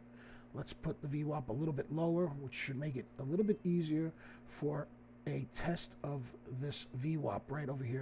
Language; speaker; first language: English; native; English